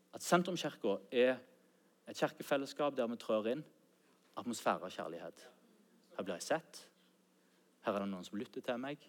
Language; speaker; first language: Norwegian; native; Norwegian